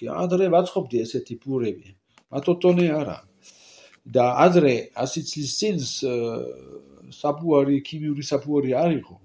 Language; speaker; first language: Georgian; non-native, learner; French